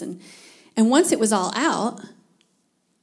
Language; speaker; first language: English; native; English